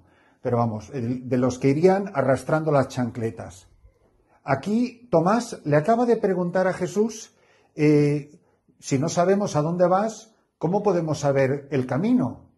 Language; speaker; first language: Spanish; native; Spanish